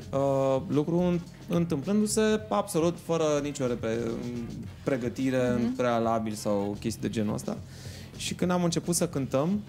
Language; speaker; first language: Romanian; native; Romanian